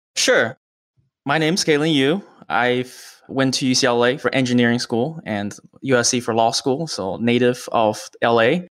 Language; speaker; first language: English; early bilingual, other home language; Chinese